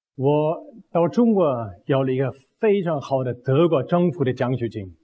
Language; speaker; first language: Chinese; non-native, fluent; German